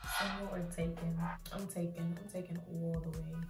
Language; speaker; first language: English; native; English